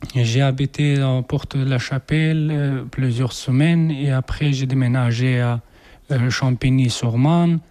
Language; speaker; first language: French; non-native, learner; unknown